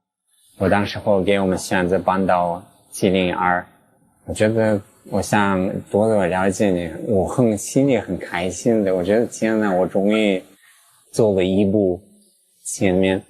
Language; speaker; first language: Chinese; non-native, fluent; English